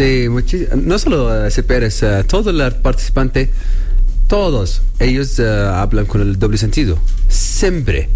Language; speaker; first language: Spanish; non-native, learner; Arabic